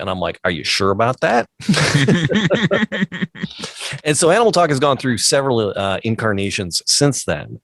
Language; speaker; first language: English; native; English